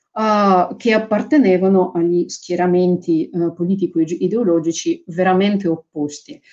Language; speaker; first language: Italian; non-native, fluent; Russian